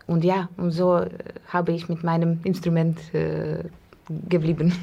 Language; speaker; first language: German; non-native, fluent; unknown